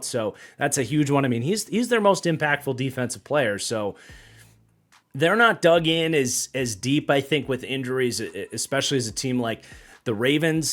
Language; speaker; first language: English; native; English